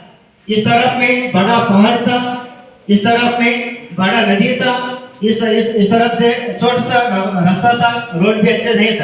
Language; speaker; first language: Hindi; non-native, local second language; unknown